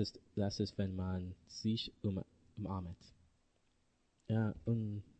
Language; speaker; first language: German; non-native, learner; English